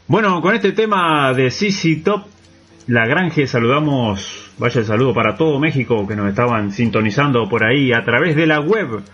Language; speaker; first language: Spanish; native; Spanish